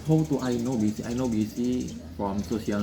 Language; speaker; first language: English; non-native, learner; Indonesian